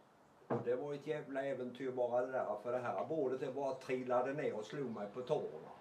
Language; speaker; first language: Swedish; native; Swedish